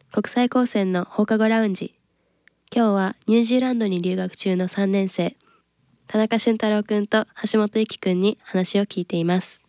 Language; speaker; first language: Japanese; native; Japanese